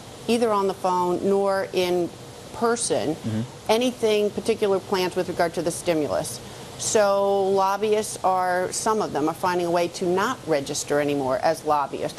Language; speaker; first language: English; native; English